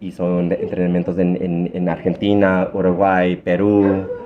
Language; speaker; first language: Spanish; early bilingual, heritage; Spanish